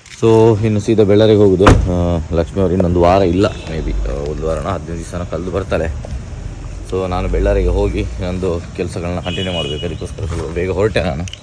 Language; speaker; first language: Kannada; native; Kannada